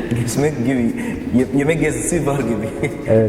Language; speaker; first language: Turkish; non-native, learner; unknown